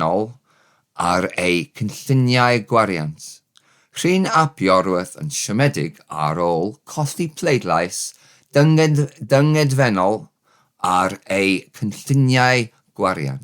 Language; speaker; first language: Welsh; non-native, learner; English